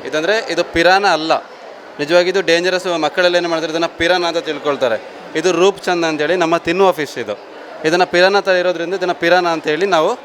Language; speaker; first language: Kannada; non-native, local second language; Tulu